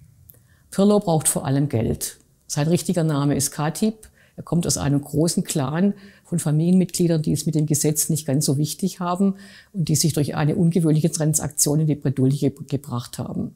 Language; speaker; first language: German; native; German